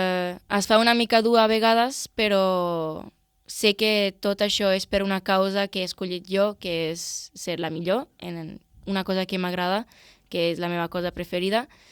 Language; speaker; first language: Catalan; non-native, local second language; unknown